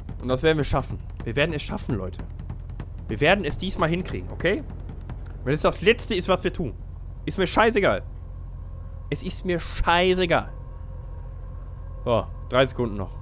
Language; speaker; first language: German; native; German